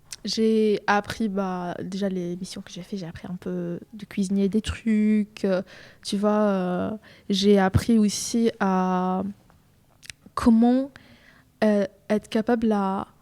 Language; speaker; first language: French; non-native, fluent; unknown